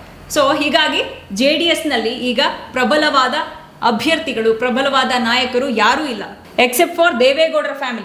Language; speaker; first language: Kannada; native; Kannada